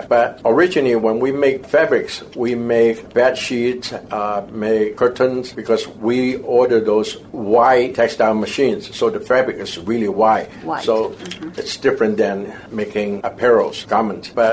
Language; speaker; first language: English; non-native, local second language; Cantonese